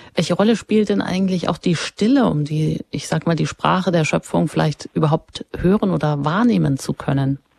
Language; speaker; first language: German; native; German